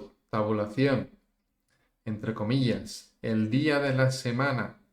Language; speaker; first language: Spanish; native; Spanish